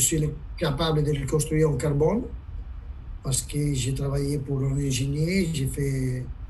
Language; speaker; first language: French; non-native, learner; Italian